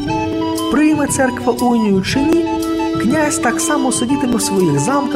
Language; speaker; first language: Ukrainian; native; Ukrainian